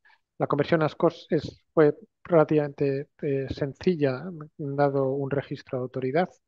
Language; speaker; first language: Spanish; native; Spanish